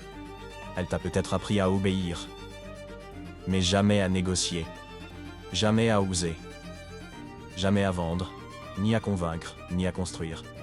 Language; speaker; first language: French; native; French